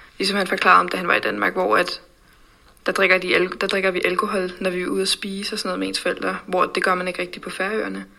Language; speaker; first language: Danish; native; Danish